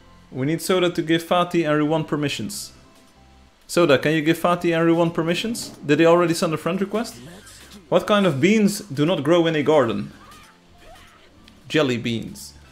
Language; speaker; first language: English; non-native, fluent; Dutch